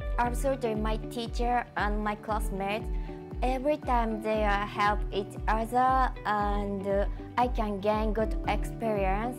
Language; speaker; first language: English; non-native, learner; Japanese